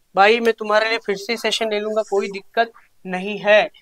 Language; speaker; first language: Hindi; non-native, local second language; Marathi